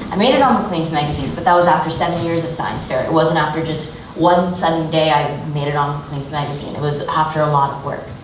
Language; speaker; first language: English; native; English